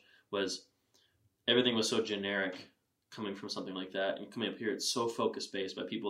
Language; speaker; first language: English; native; English